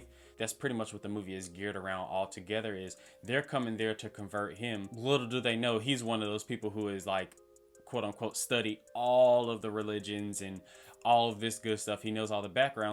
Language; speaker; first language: English; native; English